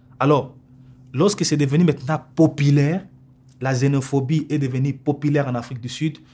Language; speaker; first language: French; non-native, local second language; Lingala